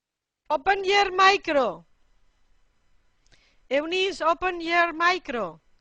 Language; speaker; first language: English; non-native, fluent; Catalan